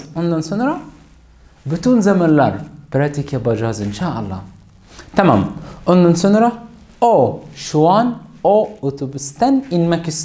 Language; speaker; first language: Turkish; non-native, learner; Arabic